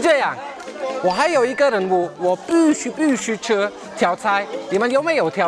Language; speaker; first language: Chinese; non-native, fluent; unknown